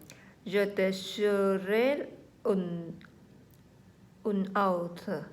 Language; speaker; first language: French; non-native, learner; Vietnamese